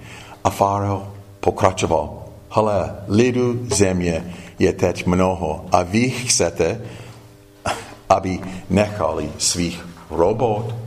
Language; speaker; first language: Czech; non-native, fluent; English